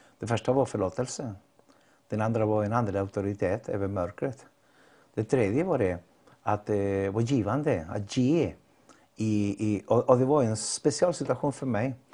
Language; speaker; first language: Swedish; non-native, fluent; Spanish